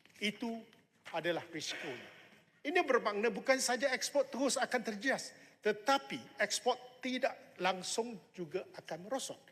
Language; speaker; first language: Malay; non-native, local second language; Chinese